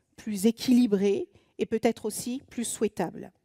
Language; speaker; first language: French; native; French